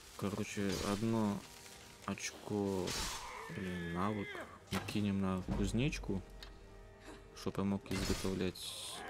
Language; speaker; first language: Russian; native; Russian